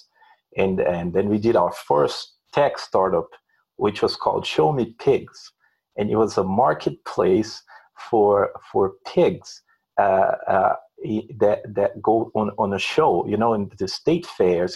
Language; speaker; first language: English; non-native, fluent; Portuguese